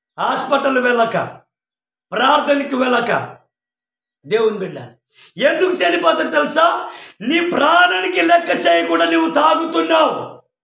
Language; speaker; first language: Telugu; non-native, local second language; Koya